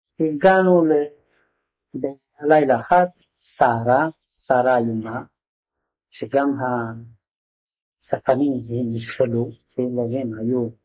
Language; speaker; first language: Hebrew; non-native, fluent; Hungarian